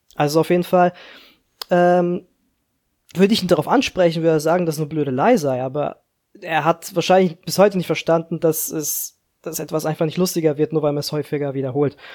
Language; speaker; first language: German; early bilingual, other home language; Slovak